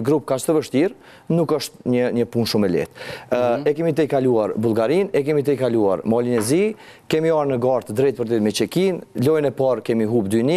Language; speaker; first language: Albanian; native; Albanian